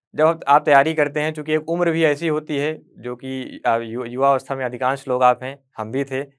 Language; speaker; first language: Hindi; native; Hindi